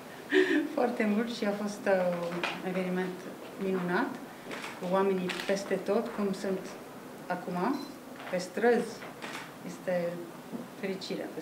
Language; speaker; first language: Romanian; non-native, fluent; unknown